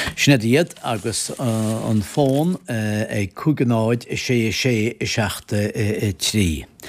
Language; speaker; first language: Irish; native; Irish